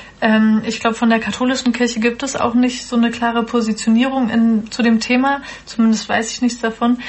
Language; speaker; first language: German; native; German